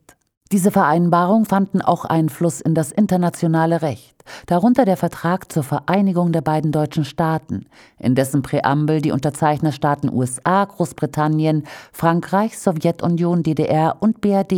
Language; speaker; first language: German; native; German